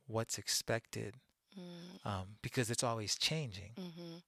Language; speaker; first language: English; early bilingual, other home language; Haitian Creole